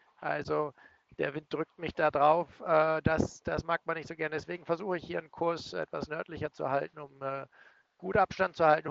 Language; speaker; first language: German; native; German